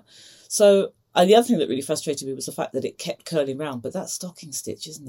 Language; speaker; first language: English; native; English